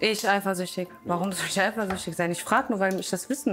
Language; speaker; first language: German; native; German